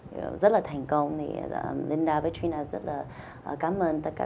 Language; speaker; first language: Vietnamese; early bilingual, heritage; Vietnamese